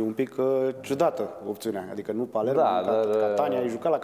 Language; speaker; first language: Romanian; native; Romanian